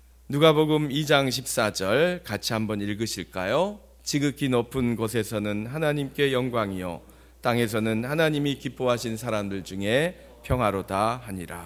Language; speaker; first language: Korean; native; Korean